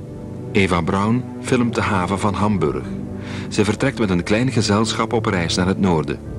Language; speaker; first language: Dutch; native; Dutch